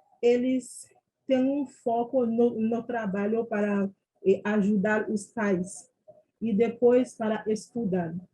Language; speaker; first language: Portuguese; non-native, fluent; Haitian Creole